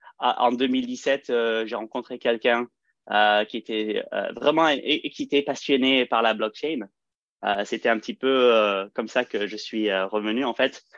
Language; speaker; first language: French; early bilingual, heritage; French